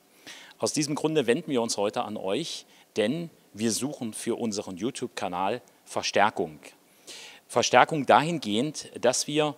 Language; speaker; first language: German; native; German